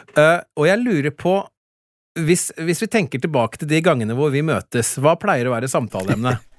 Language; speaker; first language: Norwegian; native; Norwegian